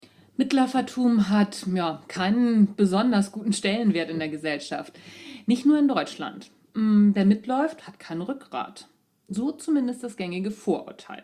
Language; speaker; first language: German; native; German